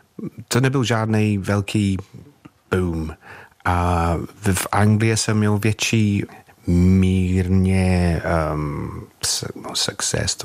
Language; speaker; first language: Czech; non-native, fluent; English